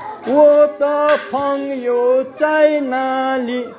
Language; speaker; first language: Chinese; non-native, learner; Nepali